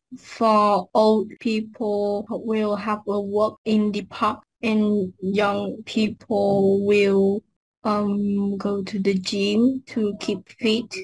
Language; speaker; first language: English; non-native, learner; Vietnamese